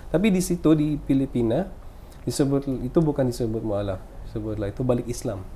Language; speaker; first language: Indonesian; non-native, fluent; Filipino